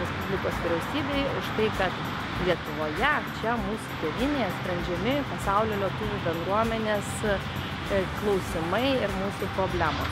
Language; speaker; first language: Lithuanian; native; Lithuanian